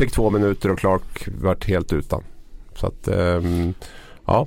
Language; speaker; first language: Swedish; native; Swedish